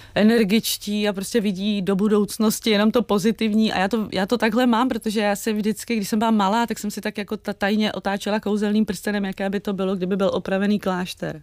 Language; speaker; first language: Czech; native; Czech